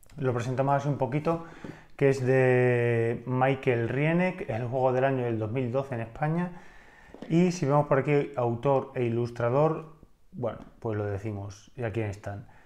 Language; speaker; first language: Spanish; native; Spanish